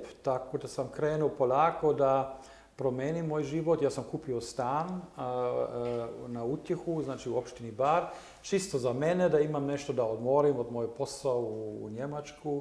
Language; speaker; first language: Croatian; non-native, learner; German